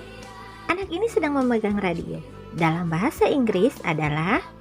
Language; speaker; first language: Indonesian; native; Indonesian